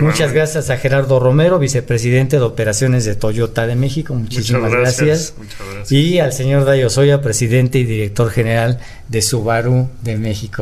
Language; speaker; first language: Spanish; native; Spanish